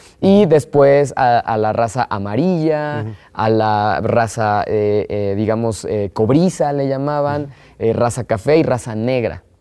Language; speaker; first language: Spanish; native; Spanish